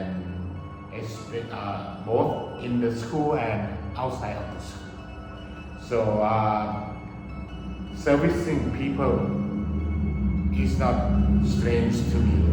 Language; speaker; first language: English; early bilingual, other home language; Thai